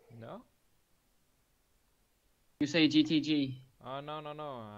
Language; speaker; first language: English; non-native, learner; French